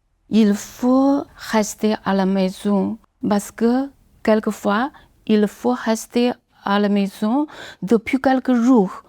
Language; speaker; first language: French; non-native, learner; Chinese